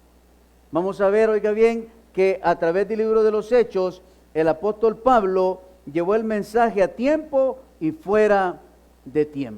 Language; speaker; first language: Spanish; native; Spanish